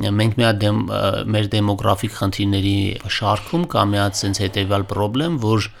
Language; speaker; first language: Armenian; native; Armenian